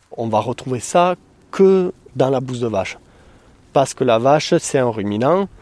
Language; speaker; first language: French; native; French